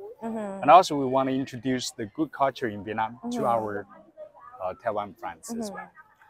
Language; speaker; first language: English; non-native, learner; Chinese